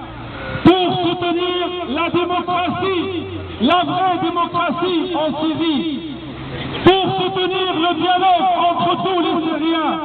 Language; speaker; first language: French; non-native, fluent; Arabic